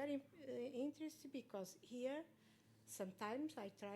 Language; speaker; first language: English; non-native, learner; Portuguese